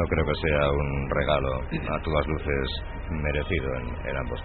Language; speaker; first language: Spanish; native; Spanish